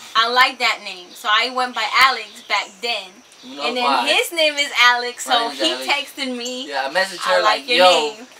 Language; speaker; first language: English; early bilingual, other home language; Spanish